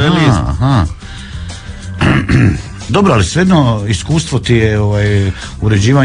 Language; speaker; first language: Croatian; native; Croatian